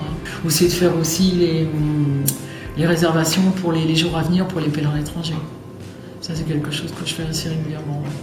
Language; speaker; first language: French; native; French